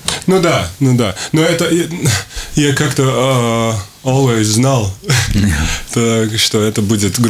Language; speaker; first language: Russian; non-native, local second language; Latvian